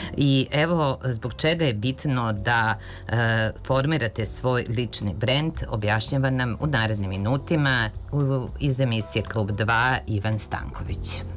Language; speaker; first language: Serbian; native; Serbian